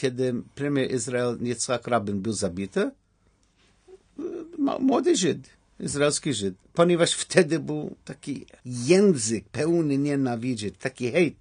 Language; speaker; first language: Polish; non-native, learner; English